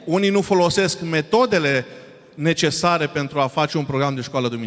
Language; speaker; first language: Romanian; non-native, fluent; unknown